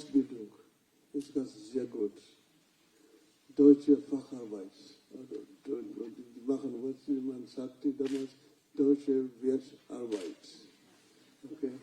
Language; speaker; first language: German; non-native, fluent; Luo (Kenya and Tanzania)